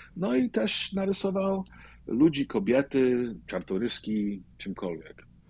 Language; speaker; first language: Polish; early bilingual, heritage; Polish